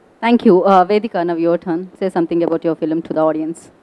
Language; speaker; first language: Telugu; native; Telugu